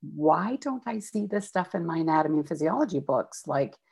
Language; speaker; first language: English; native; English